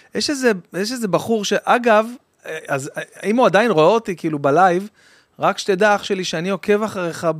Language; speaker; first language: Hebrew; native; Hebrew